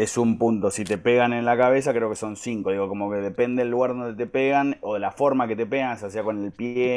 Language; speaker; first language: Spanish; native; Spanish